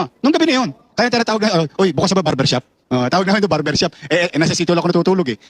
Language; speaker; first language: Filipino; native; Filipino